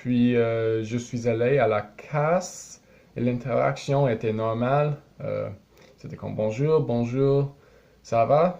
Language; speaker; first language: French; non-native, learner; English